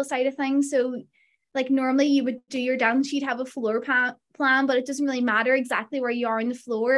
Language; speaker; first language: English; native; English